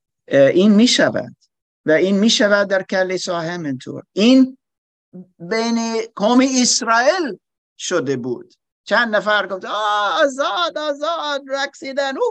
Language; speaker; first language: Persian; non-native, fluent; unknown